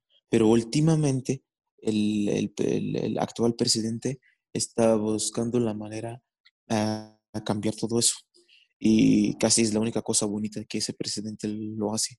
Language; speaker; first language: Spanish; non-native, fluent; Arabic